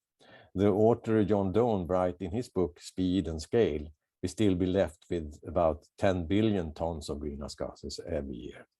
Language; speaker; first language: English; non-native, fluent; Swedish